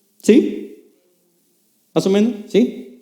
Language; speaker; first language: Spanish; native; Spanish